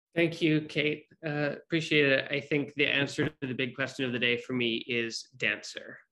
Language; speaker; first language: English; native; English